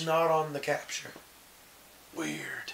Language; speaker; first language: English; native; English